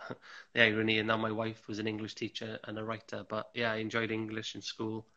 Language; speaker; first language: English; native; English